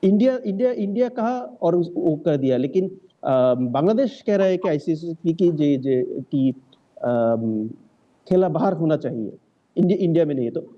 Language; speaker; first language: Hindi; non-native, learner; Bangla